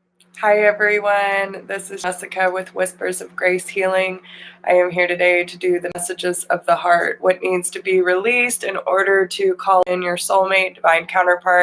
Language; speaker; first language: English; native; English